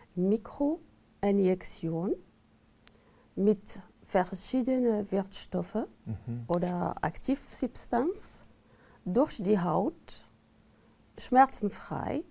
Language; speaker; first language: German; non-native, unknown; Arabic